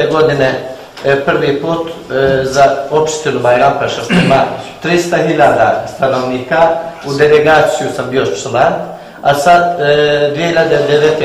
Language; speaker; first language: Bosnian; early bilingual, heritage; Bosnian